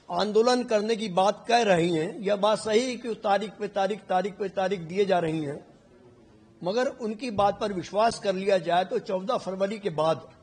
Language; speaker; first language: Hindi; native; Hindi